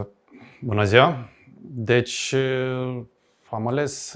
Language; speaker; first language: Romanian; non-native, fluent; Lithuanian